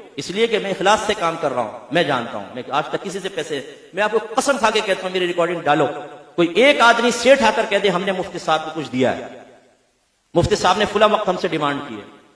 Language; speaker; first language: Urdu; native; Urdu